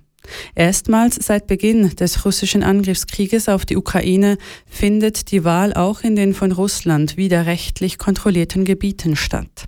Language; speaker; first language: German; native; German